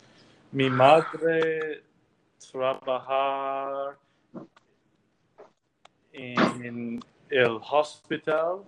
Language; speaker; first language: Spanish; non-native, learner; English